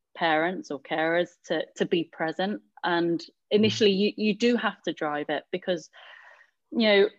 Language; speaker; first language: English; native; English